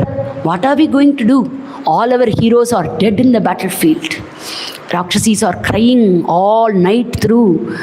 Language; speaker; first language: English; non-native, local second language; Tamil